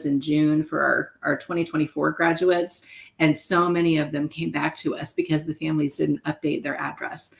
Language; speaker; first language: English; native; English